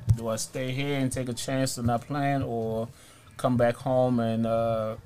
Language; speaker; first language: English; early bilingual, other home language; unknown